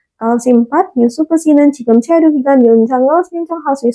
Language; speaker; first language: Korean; non-native, fluent; Indonesian